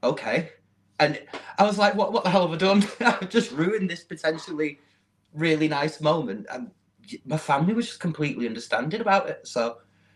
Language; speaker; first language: English; native; English